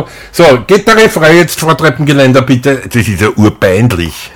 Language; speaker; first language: German; native; German